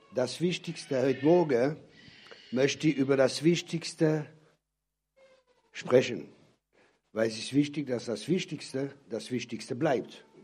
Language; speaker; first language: German; non-native, local second language; French